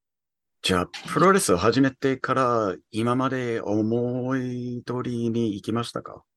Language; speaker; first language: Japanese; early bilingual, heritage; English